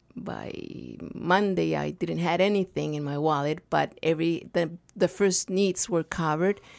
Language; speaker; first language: English; non-native, fluent; Spanish